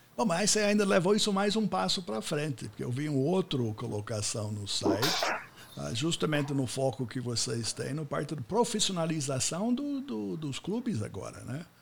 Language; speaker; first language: Portuguese; non-native, fluent; English